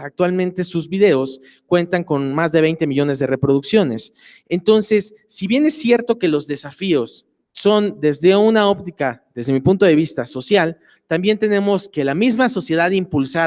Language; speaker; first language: Spanish; native; Spanish